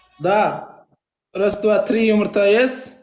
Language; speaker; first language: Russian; non-native, learner; Turkmen